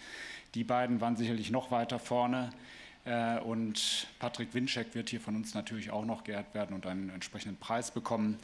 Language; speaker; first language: German; native; German